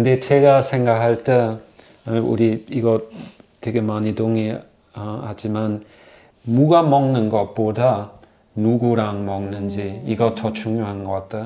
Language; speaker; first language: Korean; non-native, fluent; German